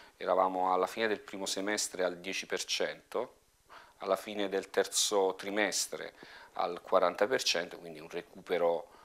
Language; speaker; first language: Italian; native; Italian